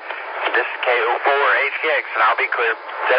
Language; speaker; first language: English; native; English